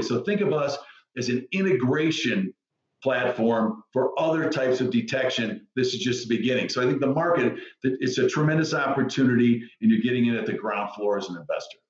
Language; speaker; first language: English; native; English